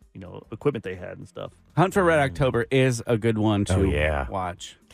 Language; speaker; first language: English; native; English